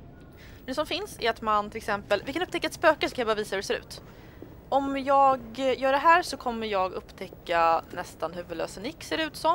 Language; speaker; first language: Swedish; native; Swedish